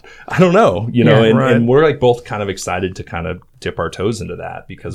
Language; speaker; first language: English; native; English